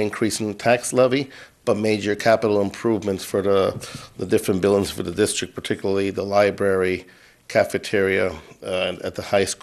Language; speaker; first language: English; native; English